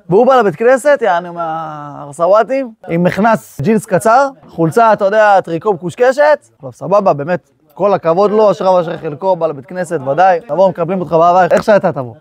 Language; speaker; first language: Hebrew; native; Hebrew